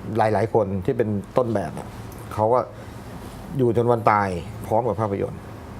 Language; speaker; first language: Thai; native; Thai